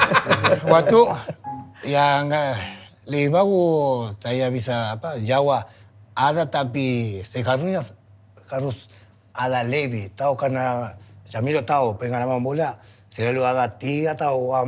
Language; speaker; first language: Indonesian; non-native, fluent; Spanish